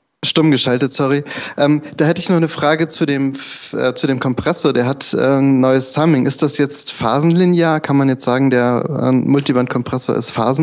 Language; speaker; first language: German; native; German